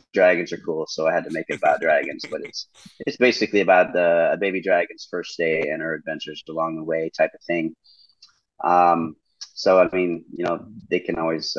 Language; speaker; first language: English; native; English